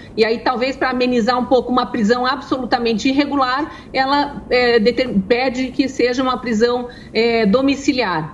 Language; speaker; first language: Portuguese; native; Portuguese